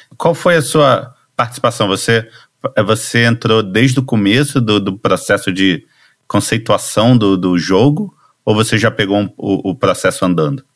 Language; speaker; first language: Portuguese; native; Portuguese